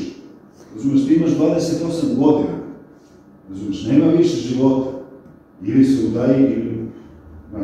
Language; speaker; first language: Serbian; early bilingual, heritage; Serbian